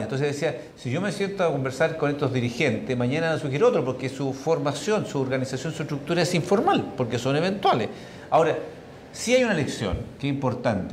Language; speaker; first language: Spanish; native; Spanish